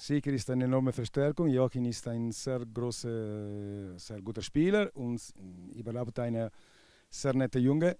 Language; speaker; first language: German; non-native, local second language; Italian